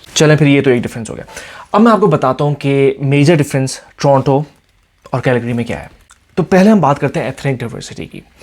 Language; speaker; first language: Urdu; native; Urdu